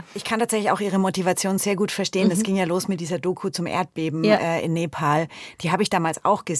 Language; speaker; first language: German; native; German